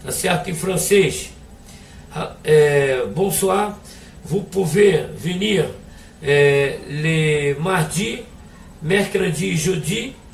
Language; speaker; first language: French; non-native, learner; Portuguese